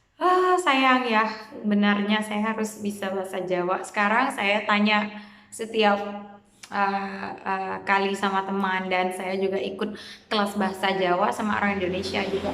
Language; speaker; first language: Indonesian; non-native, fluent; Khmer